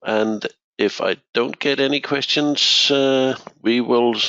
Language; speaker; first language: English; non-native, fluent; Danish